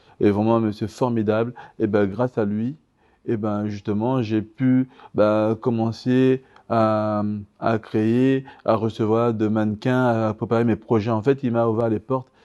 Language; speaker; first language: French; early bilingual, other home language; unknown